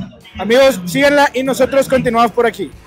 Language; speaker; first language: Spanish; native; Spanish